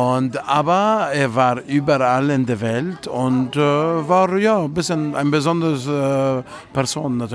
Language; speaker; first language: German; non-native, fluent; Italian